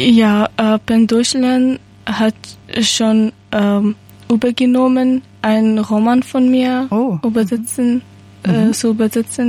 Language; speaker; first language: German; non-native, learner; Persian